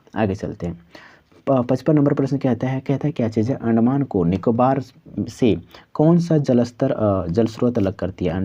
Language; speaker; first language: Hindi; non-native, local second language; Santali